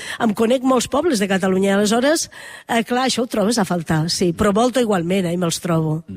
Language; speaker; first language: Catalan; native; Catalan